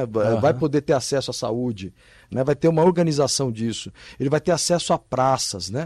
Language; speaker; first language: Portuguese; native; Portuguese